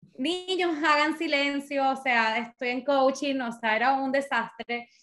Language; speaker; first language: Spanish; native; Spanish